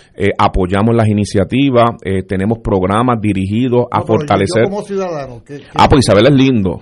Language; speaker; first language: Spanish; native; Spanish